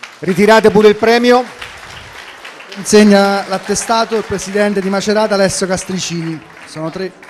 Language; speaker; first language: Italian; native; Italian